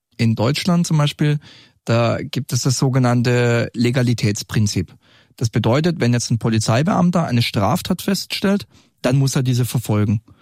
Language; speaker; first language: German; native; German